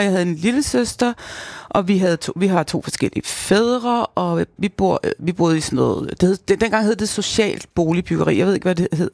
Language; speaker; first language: Danish; native; Danish